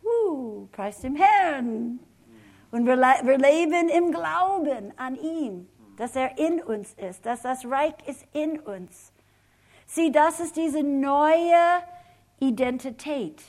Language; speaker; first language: German; non-native, fluent; English